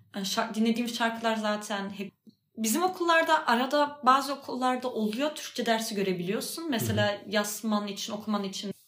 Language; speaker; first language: Turkish; early bilingual, heritage; Turkish